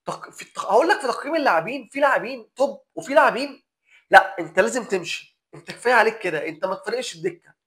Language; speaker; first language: Arabic; native; Arabic